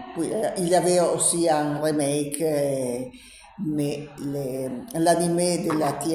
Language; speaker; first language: French; non-native, learner; Italian